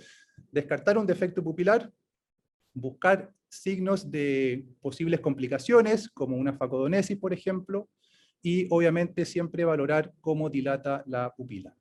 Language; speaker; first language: Spanish; native; Spanish